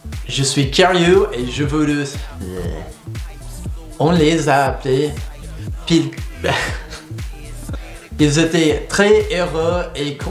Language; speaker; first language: French; non-native, fluent; English